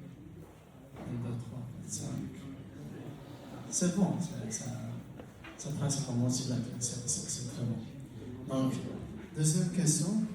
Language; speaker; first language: French; non-native, local second language; Arabic